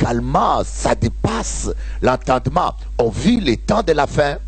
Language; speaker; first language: French; non-native, local second language; Lingala